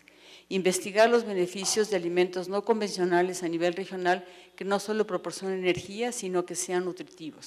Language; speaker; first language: Spanish; native; Spanish